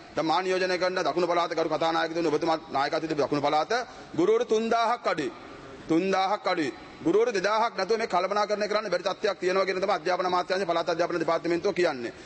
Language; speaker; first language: Sinhala; native; Sinhala